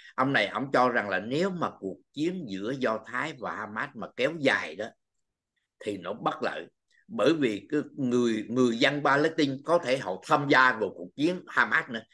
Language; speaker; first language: Vietnamese; native; Vietnamese